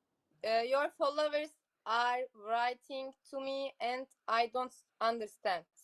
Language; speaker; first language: English; non-native, learner; Turkish